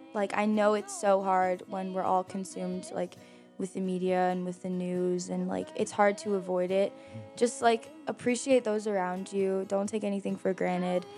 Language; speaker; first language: English; native; English